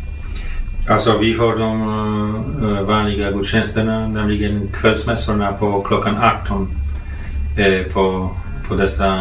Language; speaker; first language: Swedish; non-native, fluent; Polish